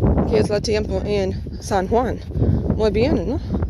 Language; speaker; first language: Spanish; non-native, learner; English